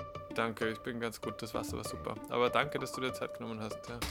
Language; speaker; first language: German; native; German